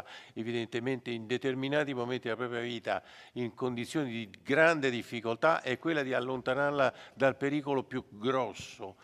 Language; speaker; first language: Italian; native; Italian